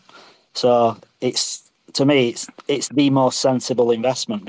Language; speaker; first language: English; native; English